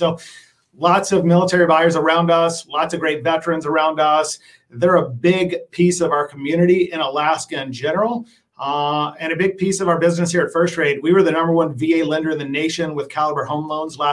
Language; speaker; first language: English; native; English